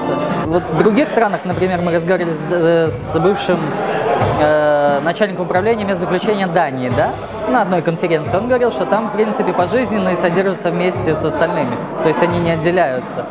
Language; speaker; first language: Russian; native; Russian